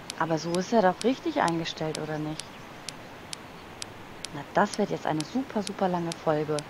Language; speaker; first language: German; native; German